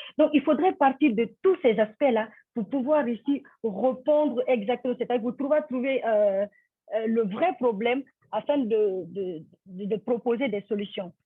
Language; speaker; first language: French; non-native, local second language; Fula